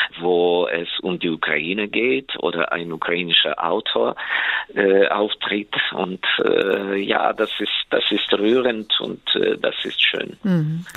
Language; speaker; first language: German; non-native, fluent; Ukrainian